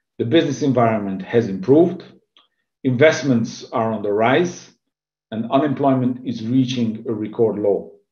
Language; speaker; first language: English; non-native, fluent; Hungarian